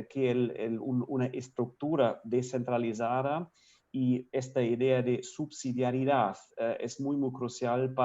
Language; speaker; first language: Spanish; non-native, fluent; German